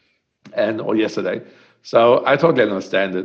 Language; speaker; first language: English; non-native, fluent; German